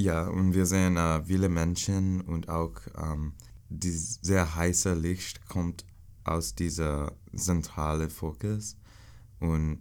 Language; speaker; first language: German; non-native, learner; English